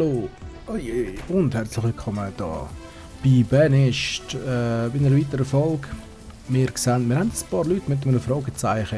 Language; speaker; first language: German; native; German